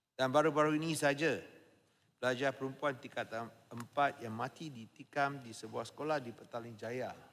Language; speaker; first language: Malay; non-native, local second language; Chinese